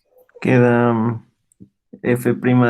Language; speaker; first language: Spanish; native; Spanish